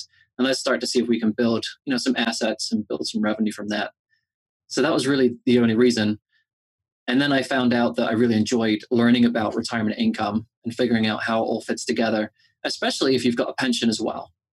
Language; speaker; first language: English; native; English